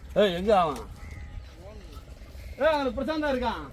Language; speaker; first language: Tamil; native; Tamil